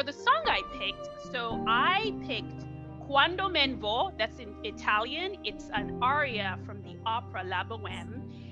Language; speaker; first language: English; non-native, local second language; Igbo